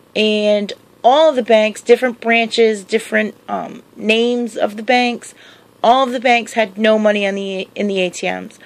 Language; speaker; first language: English; native; English